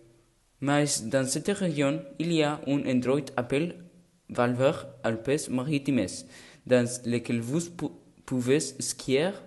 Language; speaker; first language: French; non-native, learner; Spanish